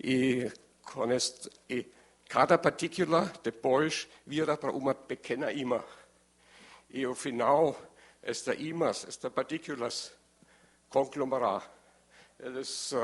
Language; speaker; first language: Portuguese; non-native, learner; German